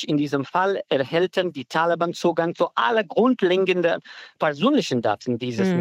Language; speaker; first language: German; non-native, fluent; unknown